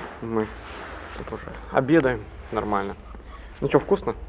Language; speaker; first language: Russian; native; Russian